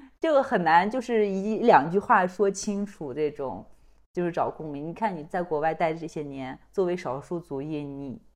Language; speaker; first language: Chinese; non-native, local second language; Kazakh